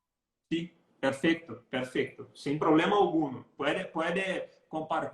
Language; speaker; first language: Spanish; non-native, learner; Portuguese